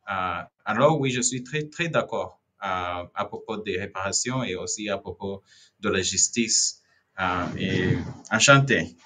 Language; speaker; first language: French; non-native, fluent; Kinyarwanda